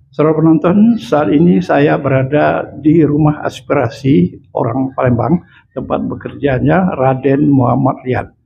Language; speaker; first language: Indonesian; native; Indonesian